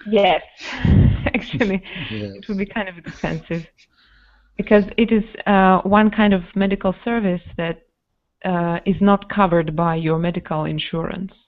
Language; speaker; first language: English; non-native, fluent; Russian